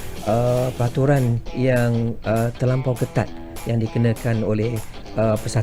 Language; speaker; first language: Malay; native; Malay